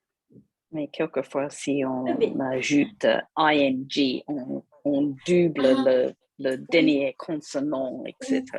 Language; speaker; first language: French; non-native, fluent; English